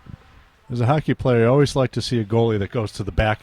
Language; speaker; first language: English; native; English